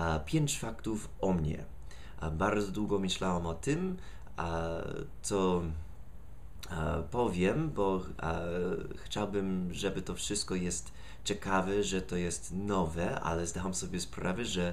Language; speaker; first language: Polish; non-native, fluent; English